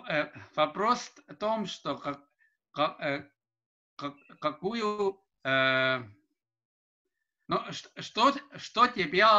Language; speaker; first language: Russian; non-native, learner; Estonian